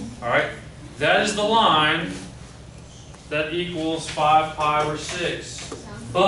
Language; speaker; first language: English; native; English